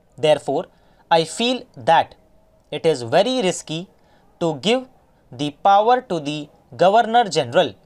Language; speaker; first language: English; non-native, local second language; Hindi